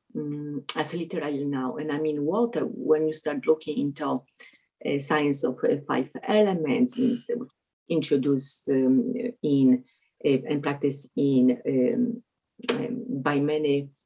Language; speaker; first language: English; non-native, fluent; Polish